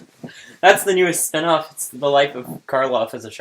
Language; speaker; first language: English; native; English